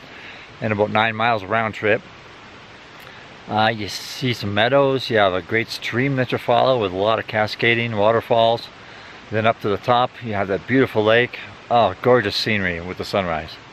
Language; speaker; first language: English; native; English